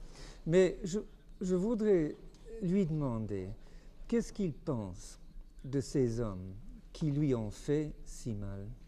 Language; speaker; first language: French; non-native, fluent; English